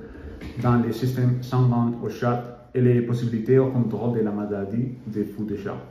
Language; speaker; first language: French; non-native, learner; Spanish